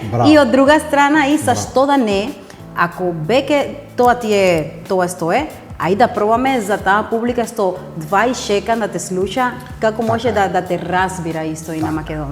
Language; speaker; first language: Macedonian; non-native, learner; Spanish